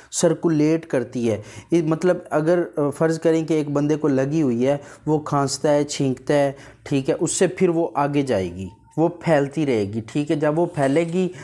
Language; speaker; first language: Urdu; native; Urdu